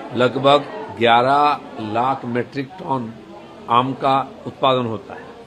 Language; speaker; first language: Hindi; non-native, local second language; Bangla